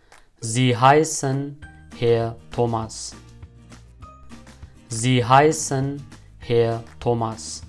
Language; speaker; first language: German; non-native, fluent; Amharic